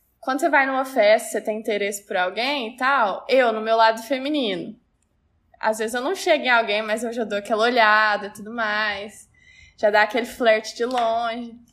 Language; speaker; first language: Portuguese; native; Portuguese